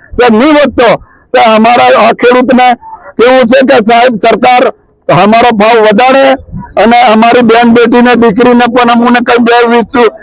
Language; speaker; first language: Gujarati; non-native, local second language; Rathawi